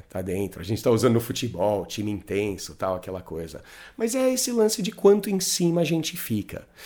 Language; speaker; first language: Portuguese; non-native, fluent; English